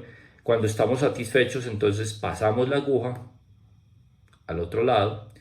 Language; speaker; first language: Spanish; native; Spanish